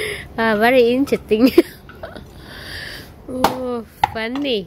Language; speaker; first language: English; non-native, learner; Vietnamese